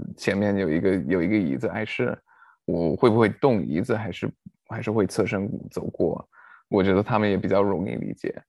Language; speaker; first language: Chinese; non-native, fluent; English